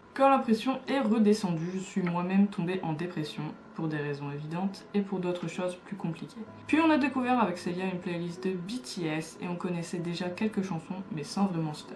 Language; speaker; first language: French; native; French